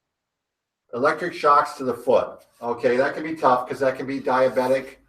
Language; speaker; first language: English; native; English